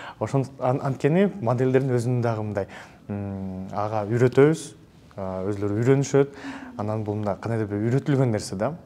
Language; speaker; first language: Kyrgyz; native; Kyrgyz